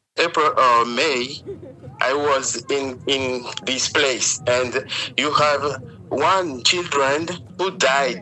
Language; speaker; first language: English; non-native, learner; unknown